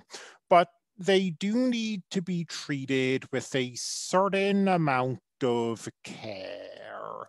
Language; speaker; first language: English; native; English